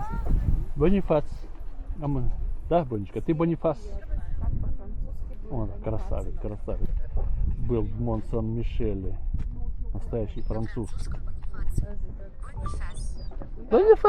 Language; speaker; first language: Russian; native; Russian